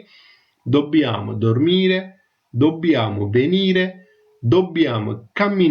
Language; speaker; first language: Italian; non-native, fluent; Tamil